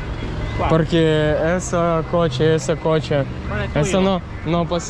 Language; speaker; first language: Spanish; non-native, learner; Russian